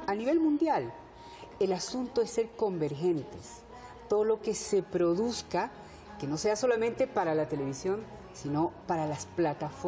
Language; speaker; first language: Spanish; early bilingual, heritage; Spanish